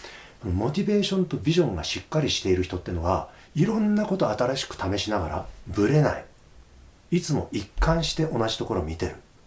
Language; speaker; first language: Japanese; native; Japanese